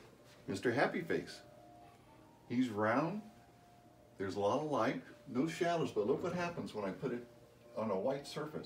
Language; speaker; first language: English; native; English